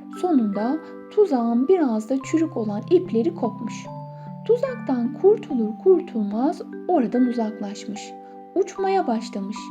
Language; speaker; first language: Turkish; native; Turkish